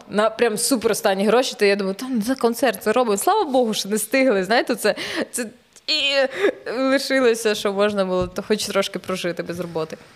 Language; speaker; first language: Ukrainian; non-native, local second language; Russian